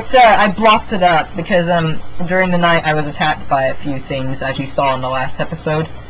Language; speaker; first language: English; native; English